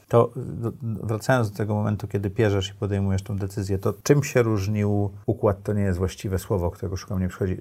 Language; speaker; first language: Polish; native; Polish